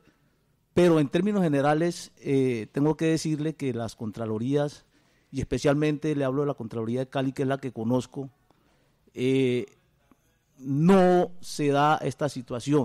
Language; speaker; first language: Spanish; native; Spanish